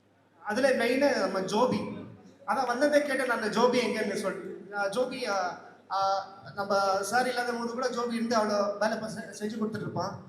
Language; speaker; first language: Tamil; non-native, local second language; Kannada